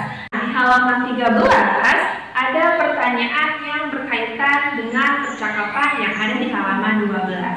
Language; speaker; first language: Indonesian; native; Indonesian